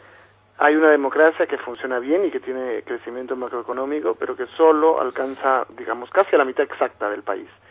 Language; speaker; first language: Spanish; native; Spanish